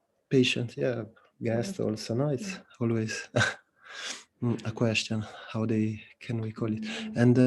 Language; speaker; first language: English; non-native, learner; Italian